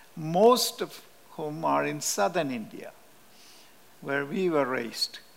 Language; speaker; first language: English; non-native, local second language; Malayalam